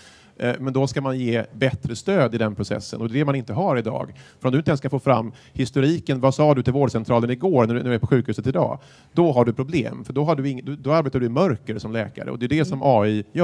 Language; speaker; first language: Swedish; native; Swedish